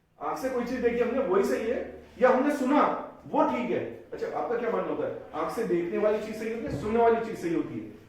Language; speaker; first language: Hindi; native; Hindi